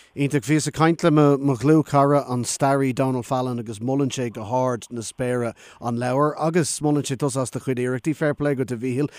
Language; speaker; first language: Irish; non-native, local second language; English